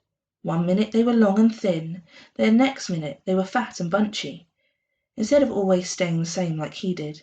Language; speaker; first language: English; native; English